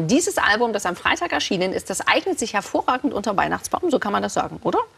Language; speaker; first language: German; native; German